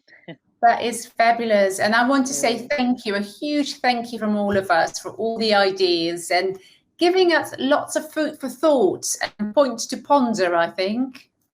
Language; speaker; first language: English; non-native, fluent; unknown